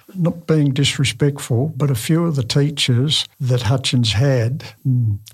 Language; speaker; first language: English; native; English